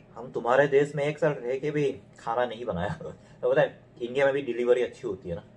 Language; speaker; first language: Hindi; non-native, fluent; Korean